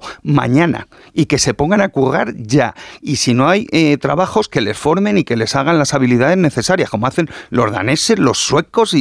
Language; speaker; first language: Spanish; native; Spanish